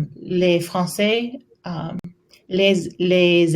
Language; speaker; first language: French; non-native, learner; English